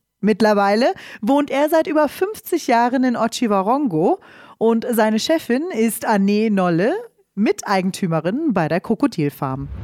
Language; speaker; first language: German; native; German